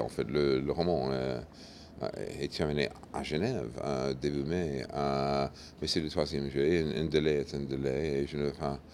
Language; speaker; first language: French; non-native, fluent; English